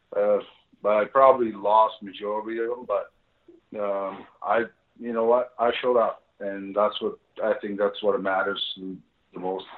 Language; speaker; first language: English; non-native, fluent; Czech